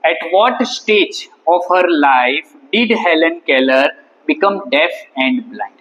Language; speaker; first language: English; non-native, local second language; Gujarati